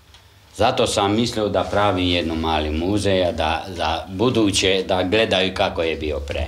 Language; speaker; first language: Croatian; non-native, local second language; Hungarian